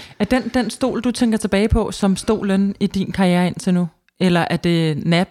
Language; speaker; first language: Danish; native; Danish